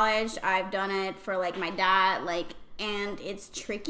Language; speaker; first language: English; non-native, fluent; Spanish